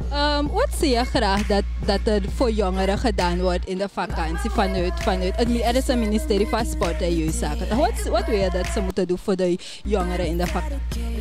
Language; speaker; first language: Dutch; native; Dutch